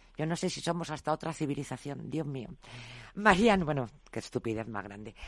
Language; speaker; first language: Spanish; native; Spanish